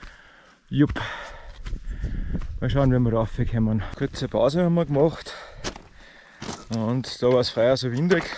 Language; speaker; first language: German; native; German